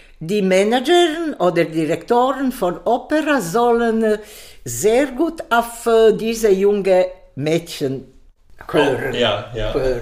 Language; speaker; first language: German; non-native, learner; Croatian